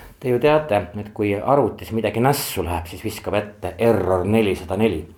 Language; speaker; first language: Estonian; native; Estonian